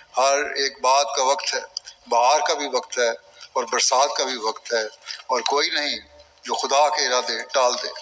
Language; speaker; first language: Urdu; native; Urdu